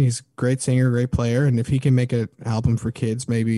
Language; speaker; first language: English; native; English